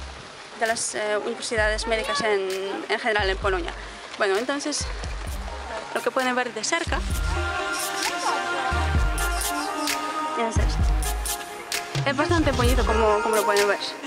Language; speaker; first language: Spanish; non-native, fluent; Polish